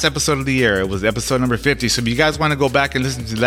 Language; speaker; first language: English; native; English